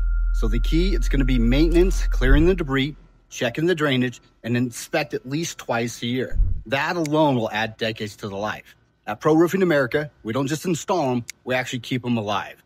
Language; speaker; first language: English; native; English